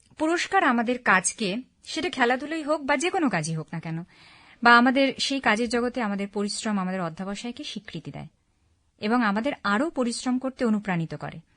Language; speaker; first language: Bangla; native; Bangla